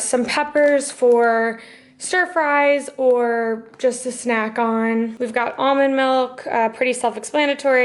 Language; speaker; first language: English; native; English